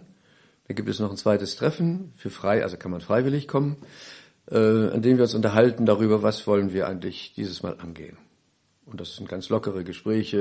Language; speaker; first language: German; native; German